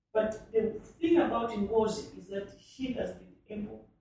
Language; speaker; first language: English; non-native, local second language; Nyanja